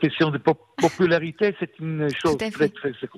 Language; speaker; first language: French; non-native, fluent; Hebrew